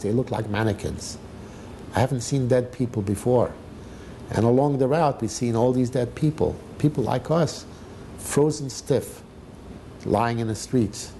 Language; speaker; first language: English; non-native, fluent; Hungarian